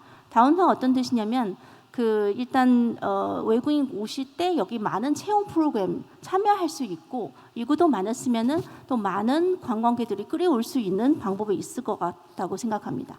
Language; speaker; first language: Korean; non-native, fluent; Chinese